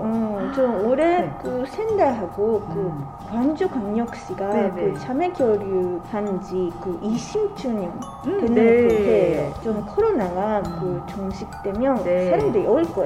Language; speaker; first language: Korean; non-native, fluent; Japanese